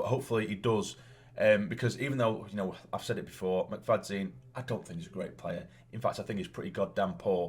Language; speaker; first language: English; native; English